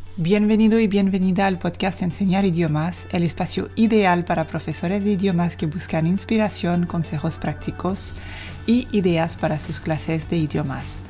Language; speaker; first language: Spanish; non-native, fluent; French